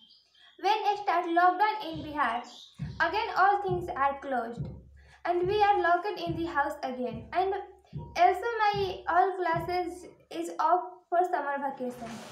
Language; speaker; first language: English; non-native, learner; Hindi